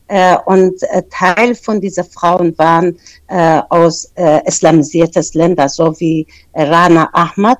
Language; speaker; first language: German; non-native, fluent; Persian